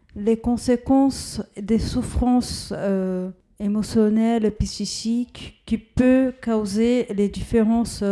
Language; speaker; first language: French; non-native, fluent; Portuguese